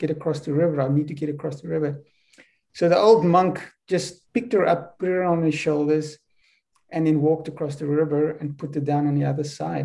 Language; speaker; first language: English; non-native, local second language; Afrikaans